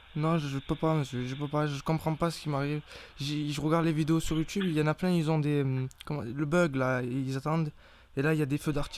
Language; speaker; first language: French; native; French